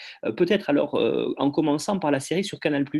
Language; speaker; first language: French; native; French